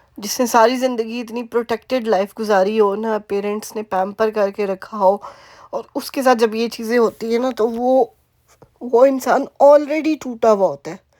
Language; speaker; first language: Urdu; native; Urdu